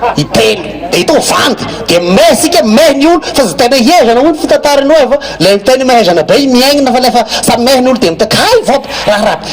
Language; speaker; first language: Malagasy; native; Malagasy